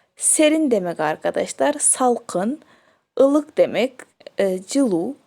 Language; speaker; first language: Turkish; non-native, fluent; Kyrgyz